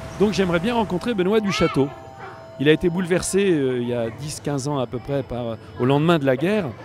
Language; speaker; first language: French; native; French